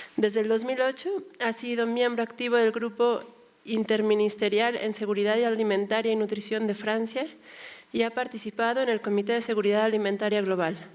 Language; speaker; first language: Spanish; native; Spanish